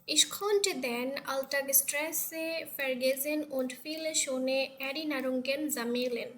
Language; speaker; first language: German; non-native, learner; Bangla